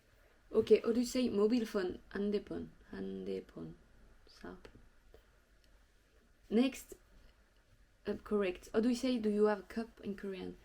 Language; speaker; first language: English; non-native, learner; French